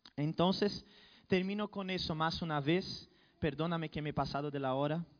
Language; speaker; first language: Spanish; non-native, fluent; Portuguese